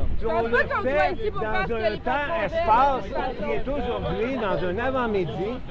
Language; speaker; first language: French; native; French